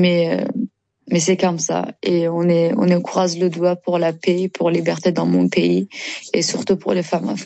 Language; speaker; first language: French; non-native, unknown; Persian